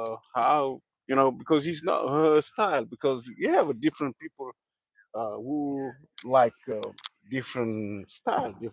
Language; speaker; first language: English; non-native, learner; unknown